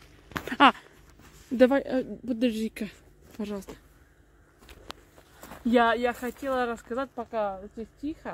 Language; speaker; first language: Russian; non-native, learner; English